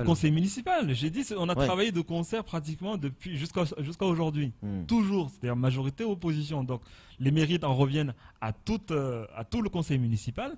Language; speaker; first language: French; non-native, local second language; Comorian